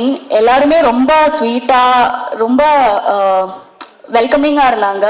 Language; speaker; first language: Tamil; non-native, learner; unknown